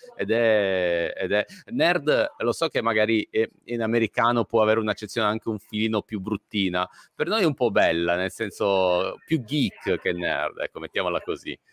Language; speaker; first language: Italian; native; Italian